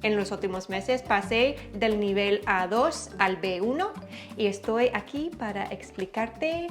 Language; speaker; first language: Spanish; non-native, learner; English